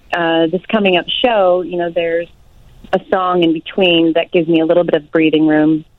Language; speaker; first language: English; native; English